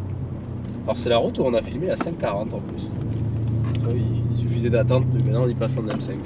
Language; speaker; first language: French; native; French